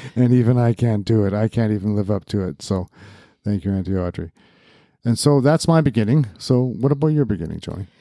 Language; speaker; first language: English; native; English